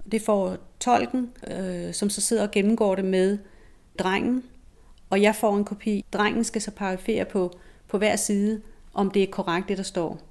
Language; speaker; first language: Danish; native; Danish